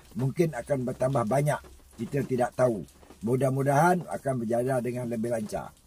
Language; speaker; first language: Malay; native; Malay